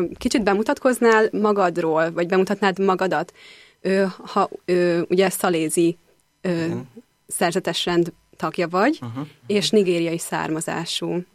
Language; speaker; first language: Hungarian; native; Hungarian